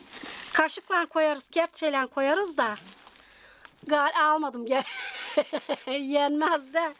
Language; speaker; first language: Turkish; native; Turkish